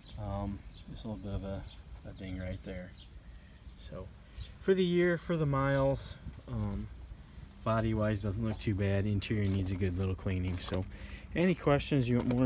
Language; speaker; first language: English; native; English